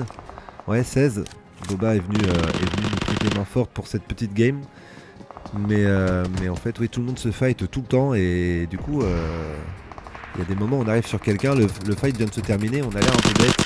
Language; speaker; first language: French; native; French